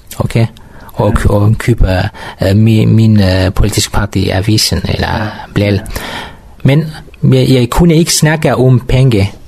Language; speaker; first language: Danish; non-native, learner; Kurdish